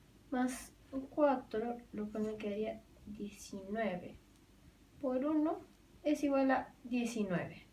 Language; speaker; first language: Spanish; native; Spanish